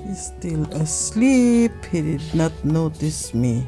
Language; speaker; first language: English; non-native, local second language; Filipino